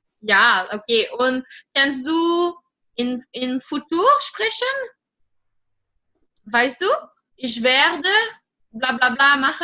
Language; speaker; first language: German; non-native, fluent; French